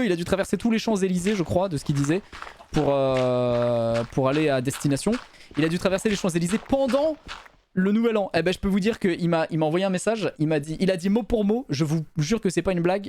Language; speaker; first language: French; native; French